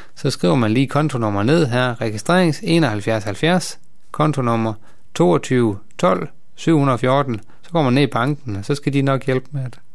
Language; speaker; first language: Danish; native; Danish